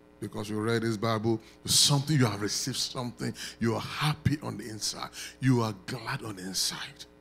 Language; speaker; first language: English; non-native, local second language; Yoruba